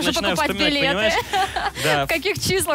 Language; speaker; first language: Russian; native; Russian